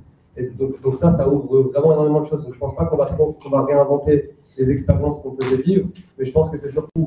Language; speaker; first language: French; native; French